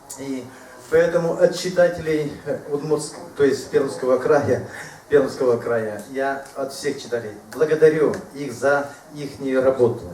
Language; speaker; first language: Russian; non-native, local second language; Udmurt